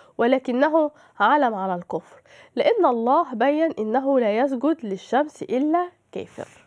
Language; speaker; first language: Arabic; native; Arabic